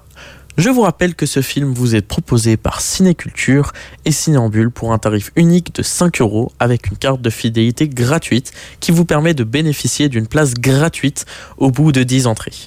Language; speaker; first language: French; native; French